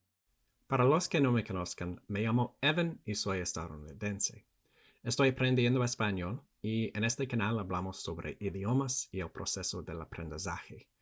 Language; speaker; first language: Spanish; non-native, learner; English